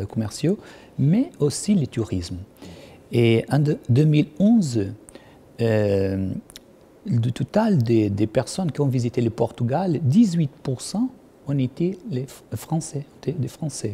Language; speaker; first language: French; non-native, fluent; Portuguese